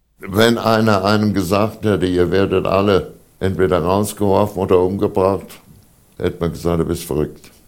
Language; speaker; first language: German; native; German